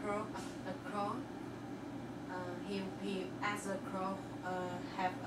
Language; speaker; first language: English; non-native, learner; Chinese